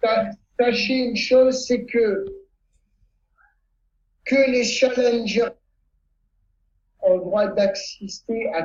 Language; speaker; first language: French; non-native, fluent; Italian